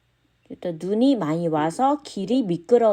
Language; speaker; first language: Korean; non-native, fluent; Khmer